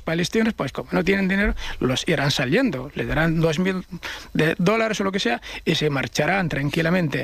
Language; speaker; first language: Spanish; non-native, fluent; Arabic